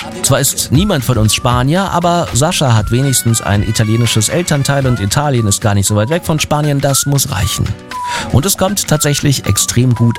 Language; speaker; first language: German; native; German